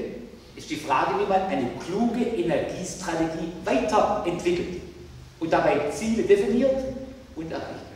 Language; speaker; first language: German; native; German